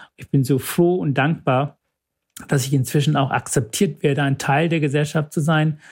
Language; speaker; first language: German; early bilingual, other home language; Tamil